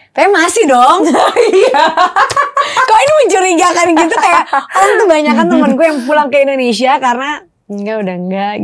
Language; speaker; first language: Indonesian; native; Indonesian